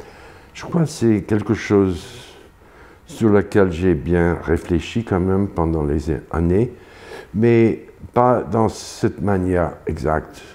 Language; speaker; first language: French; non-native, fluent; English